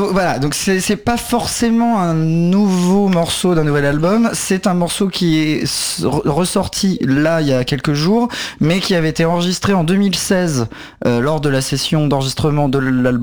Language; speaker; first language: French; native; French